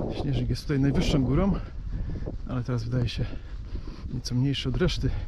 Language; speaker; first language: Polish; native; Polish